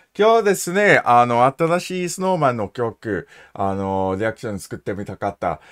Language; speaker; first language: Japanese; non-native, learner; English